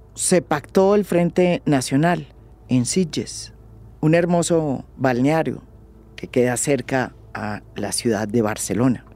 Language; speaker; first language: Spanish; native; Spanish